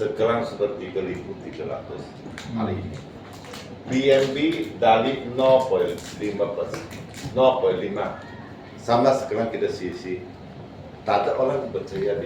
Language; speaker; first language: Indonesian; non-native, learner; Chinese